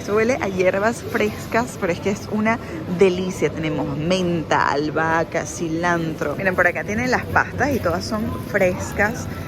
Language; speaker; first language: Spanish; native; Spanish